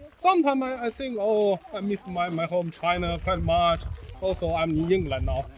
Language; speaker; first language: English; non-native, learner; Chinese